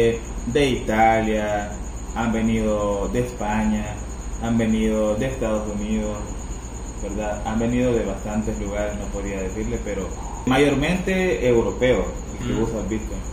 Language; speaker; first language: Spanish; native; Spanish